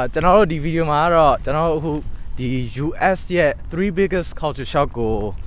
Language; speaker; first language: Burmese; native; Burmese